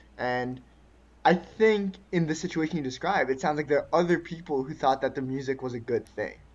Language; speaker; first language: English; early bilingual, other home language; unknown